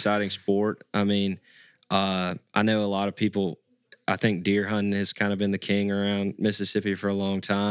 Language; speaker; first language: English; native; English